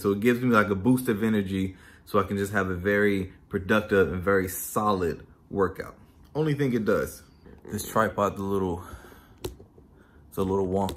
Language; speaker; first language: English; native; English